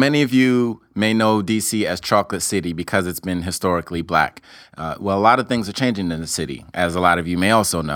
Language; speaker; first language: English; native; English